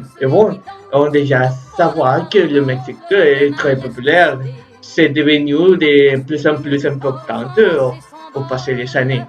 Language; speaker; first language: French; non-native, learner; Spanish